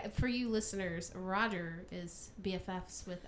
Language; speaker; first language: English; native; English